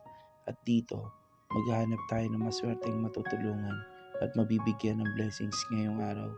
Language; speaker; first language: Filipino; native; Filipino